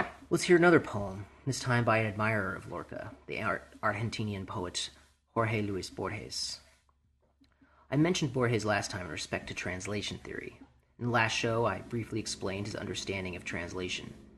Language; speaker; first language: English; native; English